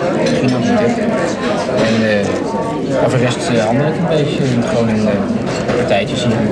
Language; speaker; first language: Dutch; native; Dutch